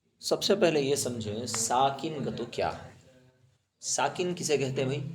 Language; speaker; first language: Urdu; native; Urdu